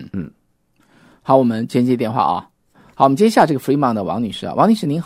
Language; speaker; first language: Chinese; native; Chinese